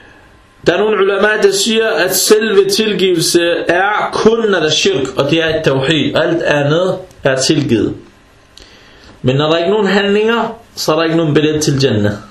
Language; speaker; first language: Danish; early bilingual, other home language; Arabic